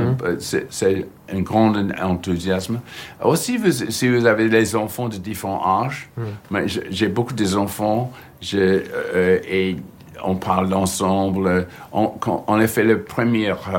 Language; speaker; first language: French; non-native, learner; English